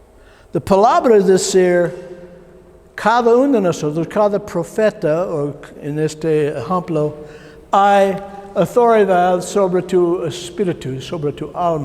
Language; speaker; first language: Spanish; non-native, learner; English